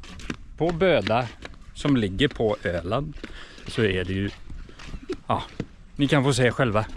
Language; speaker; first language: Swedish; native; Swedish